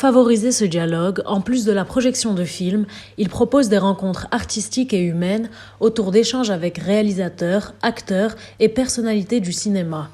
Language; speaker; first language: French; native; French